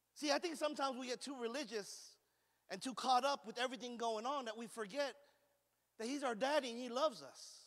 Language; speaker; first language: English; native; English